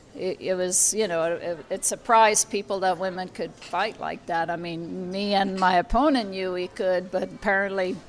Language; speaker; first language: English; native; English